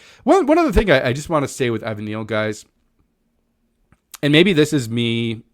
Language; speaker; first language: English; native; English